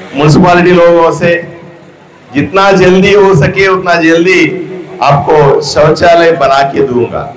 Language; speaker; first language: Hindi; non-native, local second language; Telugu